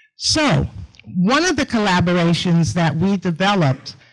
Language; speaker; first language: English; native; English